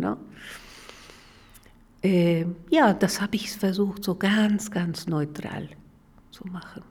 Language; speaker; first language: German; non-native, fluent; Spanish